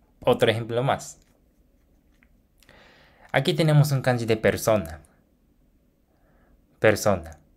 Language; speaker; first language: Spanish; non-native, fluent; Japanese